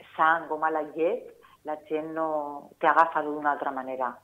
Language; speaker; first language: Catalan; non-native, local second language; Spanish